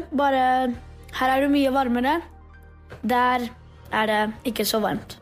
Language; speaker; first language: Norwegian; early bilingual, heritage; Norwegian